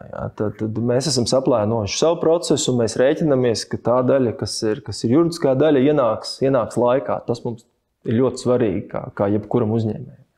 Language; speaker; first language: Latvian; native; Latvian